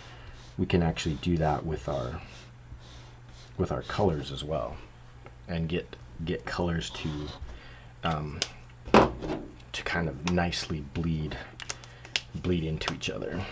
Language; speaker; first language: English; native; English